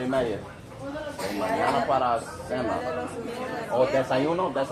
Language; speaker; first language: Spanish; non-native, learner; English